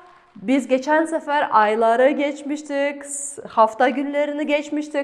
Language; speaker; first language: Turkish; non-native, fluent; Kazakh